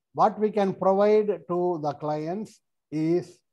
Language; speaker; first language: English; non-native, local second language; Tamil